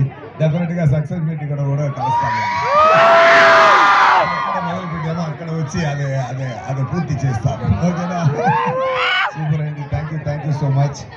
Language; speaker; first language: Telugu; non-native, learner; Tamil